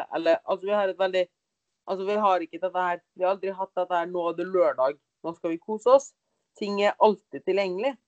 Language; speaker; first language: Norwegian; early bilingual, other home language; German